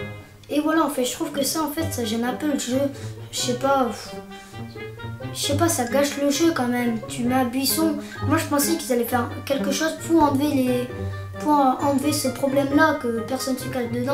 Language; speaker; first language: French; native; French